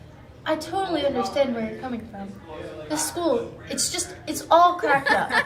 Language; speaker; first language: English; native; English